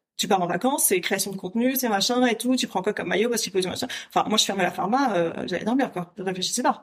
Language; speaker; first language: French; native; French